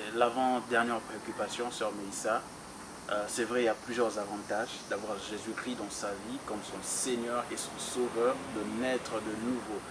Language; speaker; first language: French; non-native, local second language; Lingala